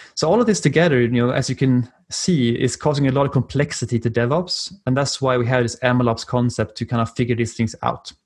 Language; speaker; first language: English; non-native, fluent; Swedish